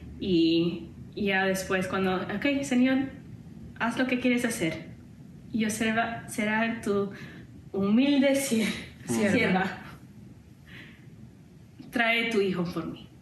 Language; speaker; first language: Spanish; non-native, learner; English